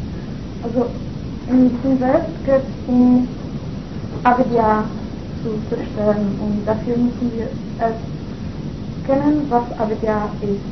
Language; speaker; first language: German; non-native, fluent; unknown